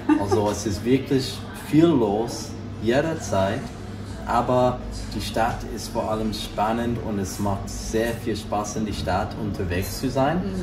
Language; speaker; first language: German; non-native, fluent; English